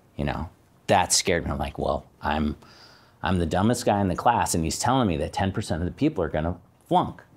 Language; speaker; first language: English; native; English